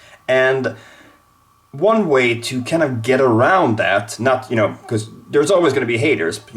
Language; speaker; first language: English; non-native, fluent; Swedish